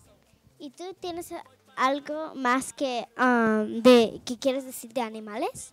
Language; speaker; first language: Spanish; early bilingual, heritage; Spanish